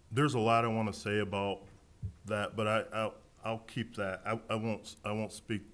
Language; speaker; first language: English; native; English